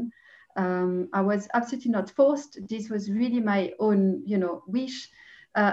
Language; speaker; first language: English; non-native, fluent; French